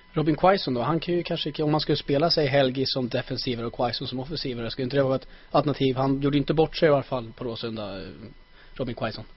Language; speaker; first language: Swedish; native; Swedish